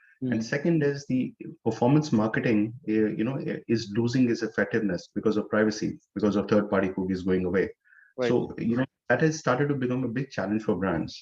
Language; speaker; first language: English; non-native, local second language; Hindi